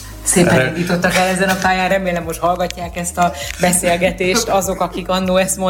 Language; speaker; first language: Hungarian; native; Hungarian